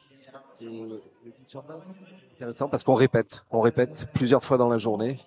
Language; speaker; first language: French; native; French